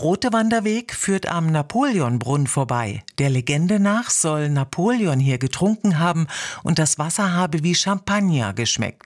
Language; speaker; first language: German; native; German